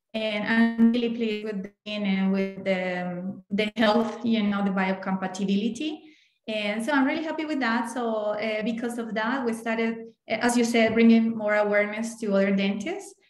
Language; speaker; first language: English; non-native, fluent; Spanish